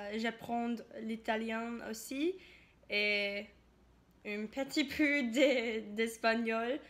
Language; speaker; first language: French; non-native, learner; English